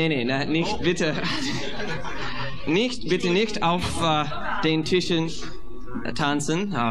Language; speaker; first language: German; non-native, fluent; English